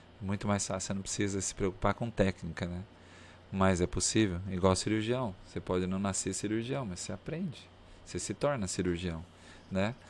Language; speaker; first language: Portuguese; native; Portuguese